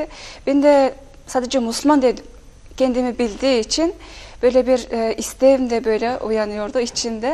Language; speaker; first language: Turkish; non-native, fluent; Mongolian